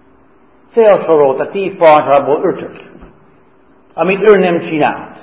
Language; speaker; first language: Hungarian; non-native, fluent; English